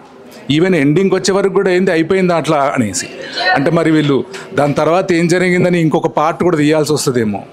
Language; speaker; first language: Telugu; native; Telugu